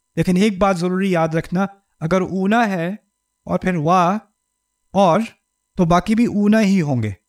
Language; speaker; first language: Urdu; native; Urdu